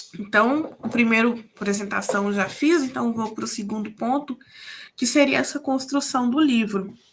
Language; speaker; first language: Portuguese; native; Portuguese